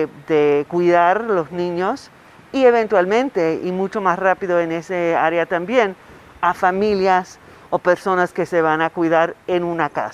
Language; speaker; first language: Spanish; non-native, fluent; English